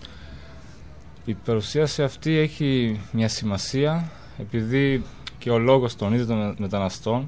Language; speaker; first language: Greek; non-native, fluent; Albanian